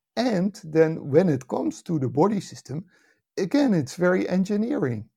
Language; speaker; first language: English; non-native, fluent; Dutch